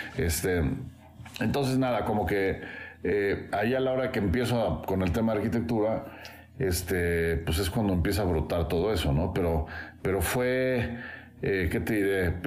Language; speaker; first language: Spanish; native; Spanish